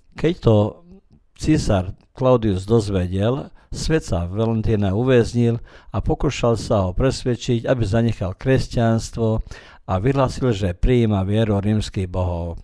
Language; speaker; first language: Slovak; early bilingual, heritage; Slovak